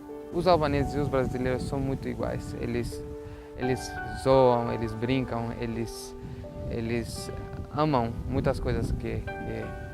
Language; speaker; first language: Portuguese; non-native, fluent; Albanian